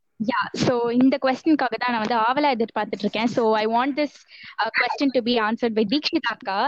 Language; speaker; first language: English; non-native, local second language; Tamil